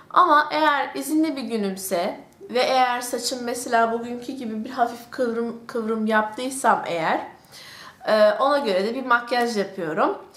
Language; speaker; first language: Turkish; early bilingual, heritage; Turkish